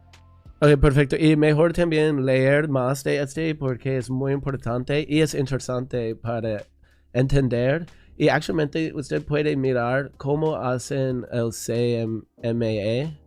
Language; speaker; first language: Spanish; non-native, learner; English